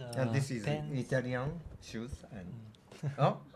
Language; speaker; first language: English; non-native, learner; Japanese